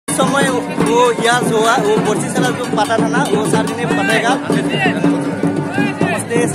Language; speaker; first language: Hindi; non-native, local second language; Assamese